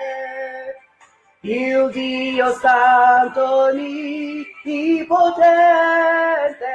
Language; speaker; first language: Italian; non-native, fluent; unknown